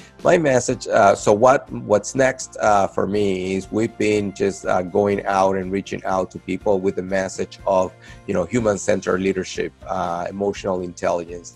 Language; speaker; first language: English; non-native, fluent; Spanish